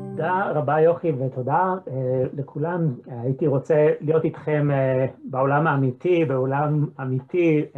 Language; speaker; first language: Hebrew; non-native, fluent; English